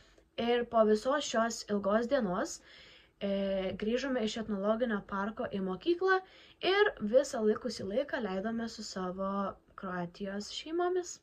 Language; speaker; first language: Lithuanian; native; Lithuanian